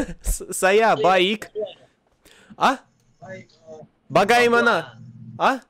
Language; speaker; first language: Indonesian; non-native, learner; Russian